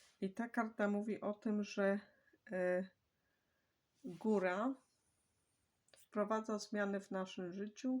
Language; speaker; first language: Polish; native; Polish